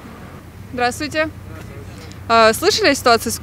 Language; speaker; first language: Russian; native; Russian